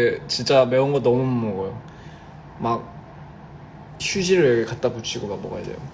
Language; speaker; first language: Korean; early bilingual, heritage; Korean